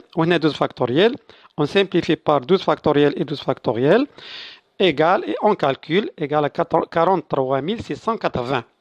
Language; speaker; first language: French; non-native, local second language; Arabic